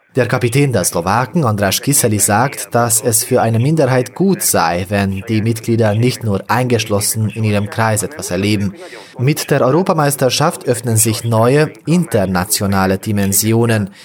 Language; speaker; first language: German; native; German